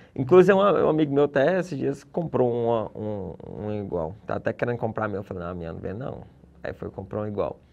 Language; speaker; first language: Portuguese; native; Portuguese